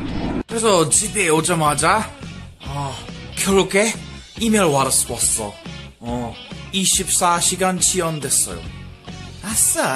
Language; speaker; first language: Korean; non-native, learner; English